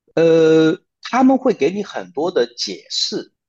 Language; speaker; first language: Chinese; native; Chinese